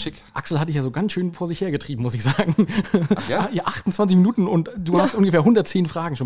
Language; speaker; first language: German; native; German